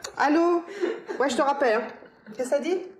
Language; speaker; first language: French; native; French